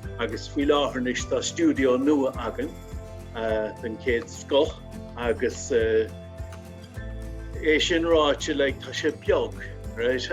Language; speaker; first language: Irish; non-native, local second language; English